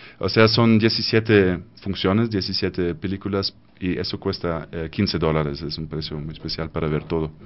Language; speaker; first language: Spanish; non-native, fluent; German